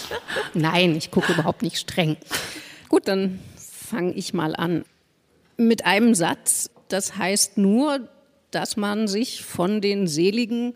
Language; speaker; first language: German; native; German